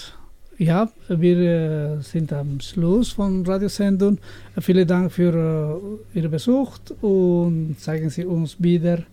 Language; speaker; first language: German; non-native, learner; Spanish